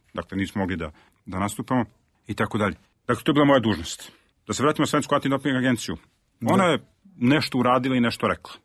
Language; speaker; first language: Serbian; native; Serbian